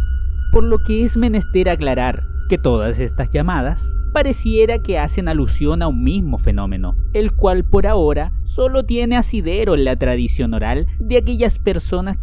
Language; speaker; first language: Spanish; native; Spanish